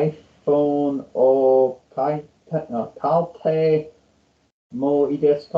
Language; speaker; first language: Japanese; non-native, learner; English